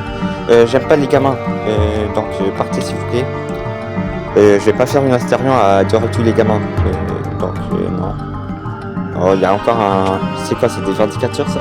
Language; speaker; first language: French; native; French